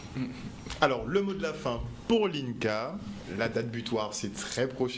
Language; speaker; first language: French; native; French